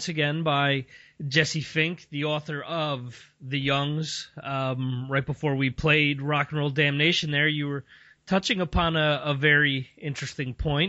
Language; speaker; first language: English; native; English